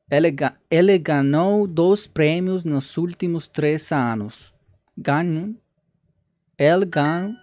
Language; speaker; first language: Portuguese; non-native, learner; Spanish